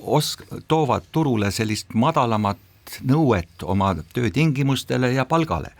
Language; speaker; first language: Estonian; native; Estonian